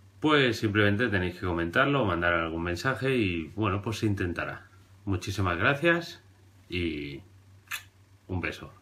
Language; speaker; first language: Spanish; native; Spanish